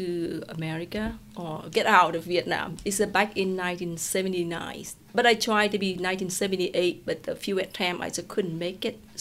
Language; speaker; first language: English; non-native, fluent; Vietnamese